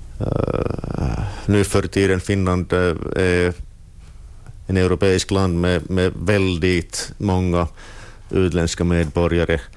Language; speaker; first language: Swedish; non-native, local second language; Finnish